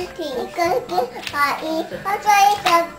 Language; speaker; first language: Chinese; early bilingual, heritage; Chinese